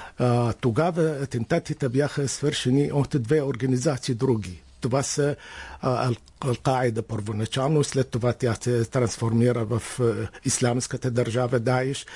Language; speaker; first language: Bulgarian; non-native, fluent; Arabic